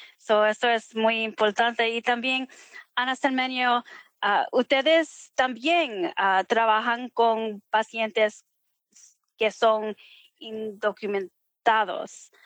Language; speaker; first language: Spanish; early bilingual, heritage; Spanish